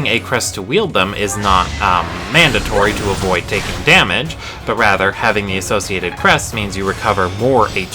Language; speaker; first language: English; native; English